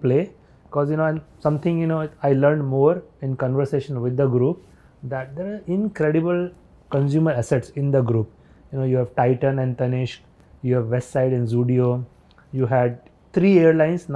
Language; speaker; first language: English; non-native, local second language; Hindi